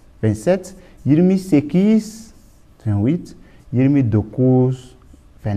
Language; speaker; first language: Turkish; non-native, learner; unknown